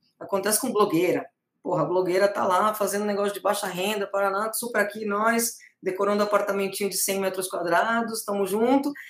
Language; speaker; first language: Portuguese; early bilingual, other home language; Spanish